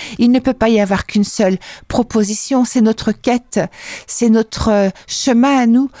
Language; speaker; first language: French; native; French